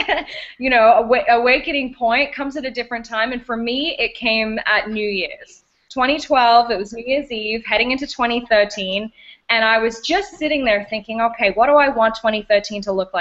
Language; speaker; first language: English; native; English